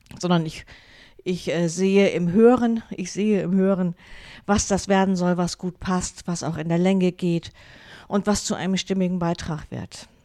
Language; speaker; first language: German; non-native, local second language; Low German